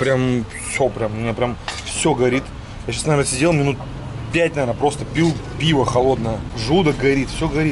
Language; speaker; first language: Russian; native; Russian